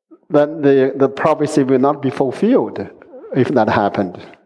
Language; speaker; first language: English; non-native, fluent; Chinese